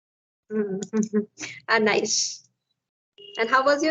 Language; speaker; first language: English; non-native, learner; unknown